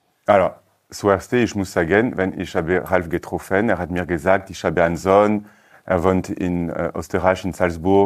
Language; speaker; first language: German; non-native, learner; French